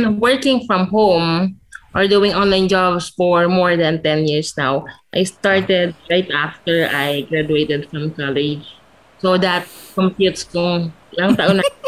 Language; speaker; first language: English; non-native, local second language; Filipino